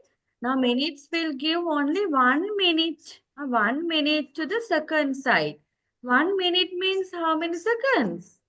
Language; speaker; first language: English; non-native, local second language; Sinhala